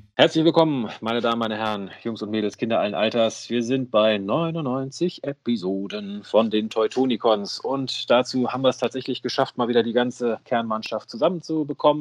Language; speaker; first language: German; native; German